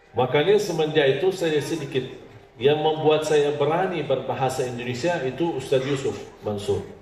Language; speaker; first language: Indonesian; non-native, fluent; Arabic